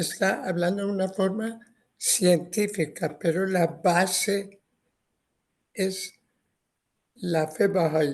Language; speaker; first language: Spanish; non-native, fluent; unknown